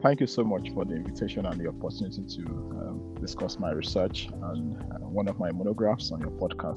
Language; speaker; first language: English; non-native, local second language; Yoruba